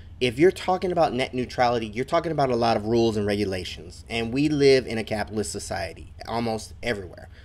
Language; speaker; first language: English; native; English